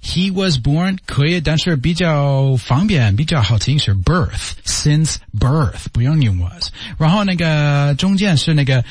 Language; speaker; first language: Chinese; non-native, learner; English